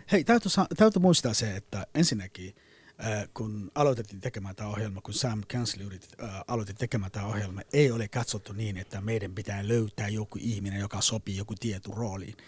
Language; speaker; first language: Finnish; non-native, fluent; Somali